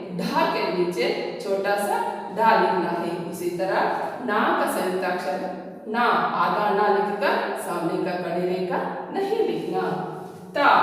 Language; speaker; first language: Hindi; non-native, local second language; Kannada